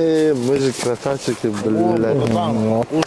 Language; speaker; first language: Russian; non-native, local second language; Kyrgyz